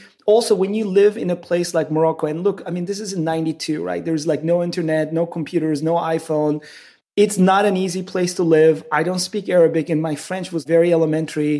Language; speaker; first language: English; non-native, fluent; Turkish